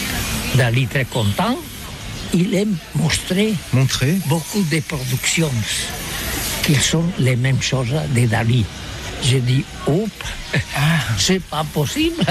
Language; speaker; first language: French; non-native, learner; Catalan